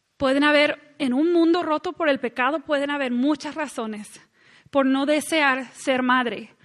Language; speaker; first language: Spanish; non-native, fluent; English